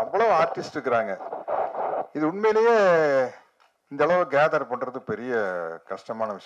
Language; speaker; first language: Tamil; native; Tamil